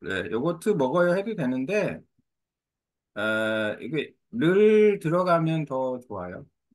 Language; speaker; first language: Korean; native; Korean